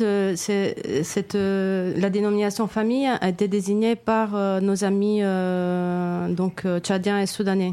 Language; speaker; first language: French; non-native, fluent; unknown